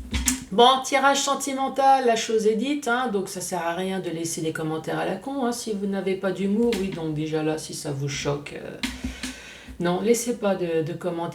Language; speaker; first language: French; native; French